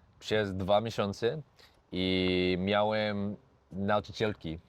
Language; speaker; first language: Polish; non-native, learner; English